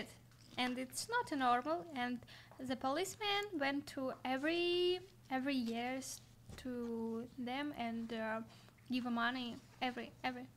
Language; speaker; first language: English; non-native, learner; Russian